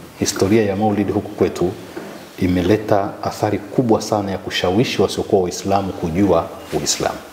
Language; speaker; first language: Swahili; native; Swahili